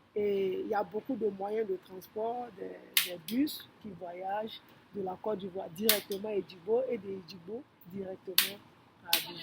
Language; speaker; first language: French; non-native, fluent; Yoruba